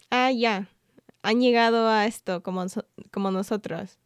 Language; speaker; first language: Spanish; non-native, fluent; English